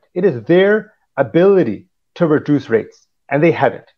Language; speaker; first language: English; early bilingual, other home language; Punjabi